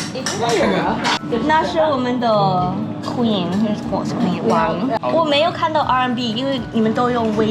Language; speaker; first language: Chinese; early bilingual, heritage; English